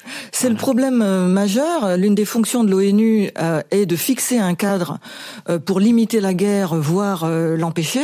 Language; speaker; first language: French; native; French